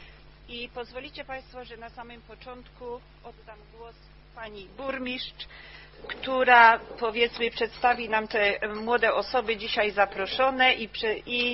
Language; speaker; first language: Polish; native; Polish